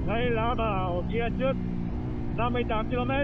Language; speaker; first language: Vietnamese; non-native, fluent; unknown